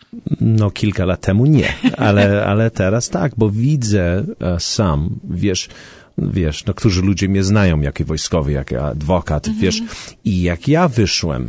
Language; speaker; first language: Polish; early bilingual, heritage; Polish